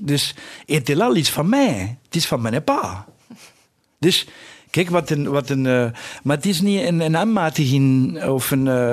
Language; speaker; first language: Dutch; non-native, fluent; Spanish